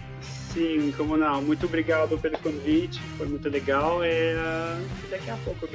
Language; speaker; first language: Portuguese; non-native, fluent; French